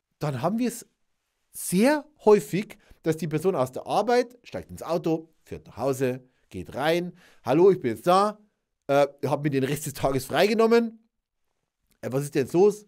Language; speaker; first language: German; native; German